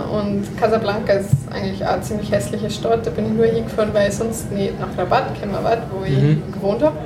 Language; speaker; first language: German; native; German